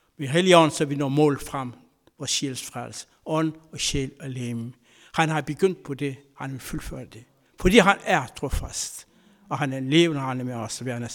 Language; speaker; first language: Danish; non-native, fluent; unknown